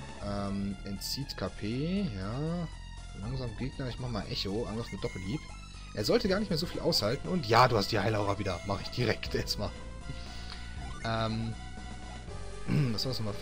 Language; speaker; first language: German; native; German